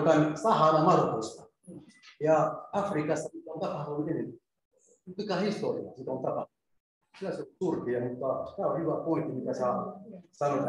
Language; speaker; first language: Finnish; non-native, learner; Arabic